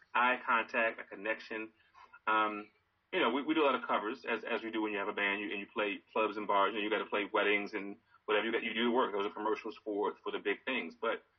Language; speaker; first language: English; native; English